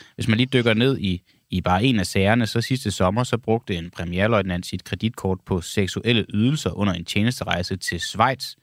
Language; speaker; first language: Danish; native; Danish